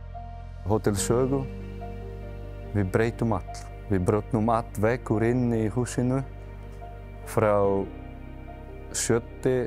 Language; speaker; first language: Icelandic; non-native, learner; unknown